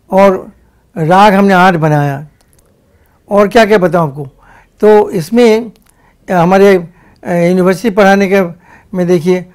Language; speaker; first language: Hindi; non-native, local second language; Bangla